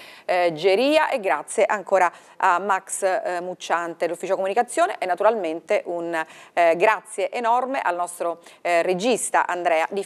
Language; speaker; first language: Italian; native; Italian